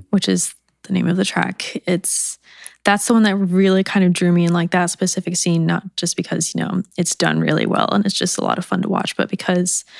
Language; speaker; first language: English; native; English